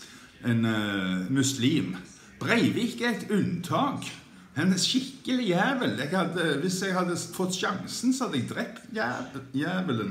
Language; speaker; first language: Norwegian; native; Norwegian